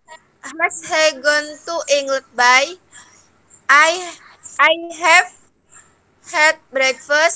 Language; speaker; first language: English; non-native, learner; Indonesian